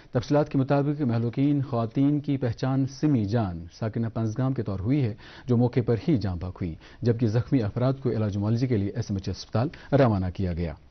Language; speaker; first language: Hindi; non-native, local second language; Kashmiri